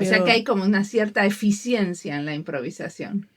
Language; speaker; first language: Spanish; native; Spanish